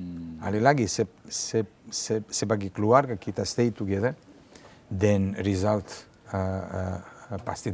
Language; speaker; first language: Indonesian; non-native, learner; Serbian